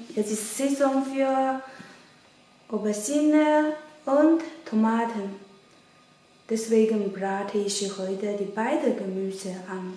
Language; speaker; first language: German; non-native, fluent; Chinese